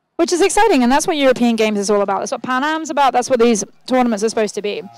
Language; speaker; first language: English; native; English